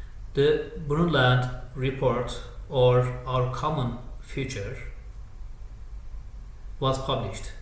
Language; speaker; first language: English; non-native, fluent; Turkish